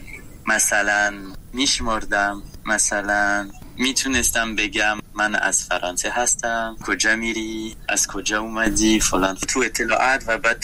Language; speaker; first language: Persian; non-native, fluent; French